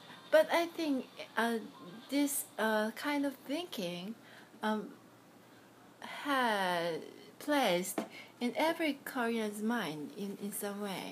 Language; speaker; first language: English; non-native, learner; Korean